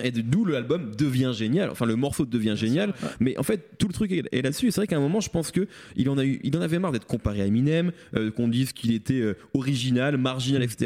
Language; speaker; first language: French; native; French